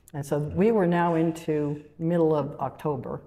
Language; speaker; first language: English; native; English